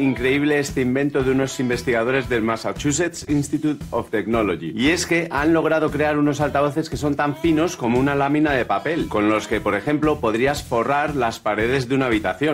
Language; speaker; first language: Spanish; native; Spanish